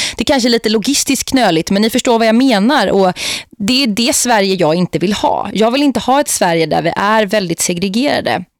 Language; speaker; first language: Swedish; native; Swedish